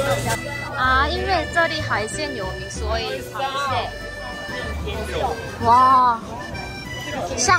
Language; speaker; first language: Chinese; non-native, learner; Korean